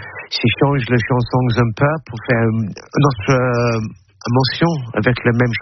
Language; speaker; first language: French; non-native, learner; English